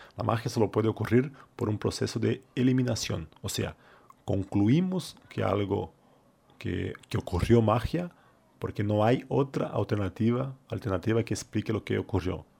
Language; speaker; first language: Spanish; non-native, fluent; Portuguese